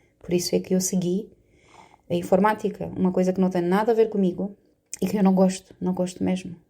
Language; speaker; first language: Portuguese; non-native, fluent; Romanian